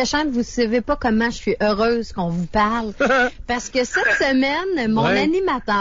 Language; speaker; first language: French; native; French